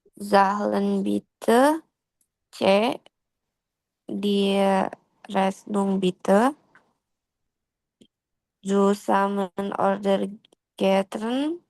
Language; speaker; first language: German; non-native, learner; Indonesian